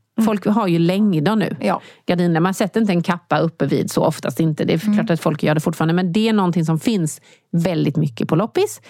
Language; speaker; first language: Swedish; native; Swedish